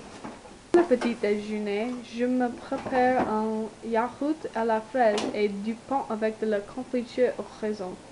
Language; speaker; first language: French; non-native, learner; English